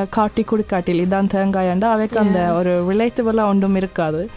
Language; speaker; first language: Tamil; early bilingual, other home language; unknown